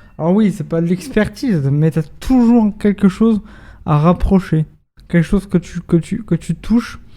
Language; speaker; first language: French; native; French